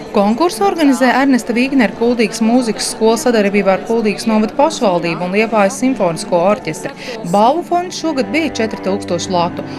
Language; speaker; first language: Latvian; native; Latvian